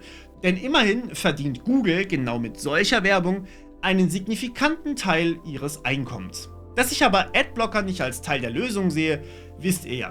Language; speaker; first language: German; native; German